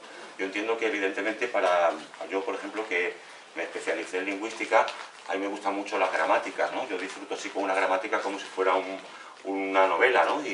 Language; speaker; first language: Spanish; native; Spanish